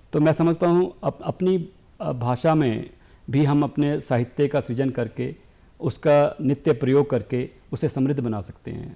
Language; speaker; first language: Hindi; native; Hindi